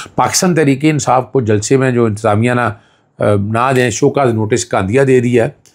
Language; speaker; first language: Urdu; non-native, local second language; Punjabi